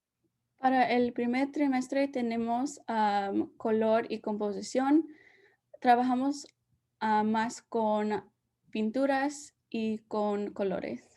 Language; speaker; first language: Spanish; early bilingual, heritage; Spanish